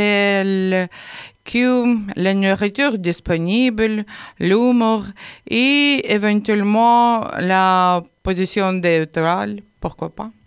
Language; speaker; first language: French; non-native, learner; Ukrainian